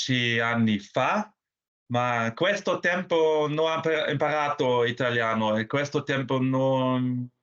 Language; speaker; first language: Italian; non-native, learner; German